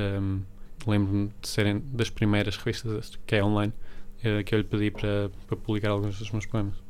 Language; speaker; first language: Portuguese; early bilingual, other home language; Spanish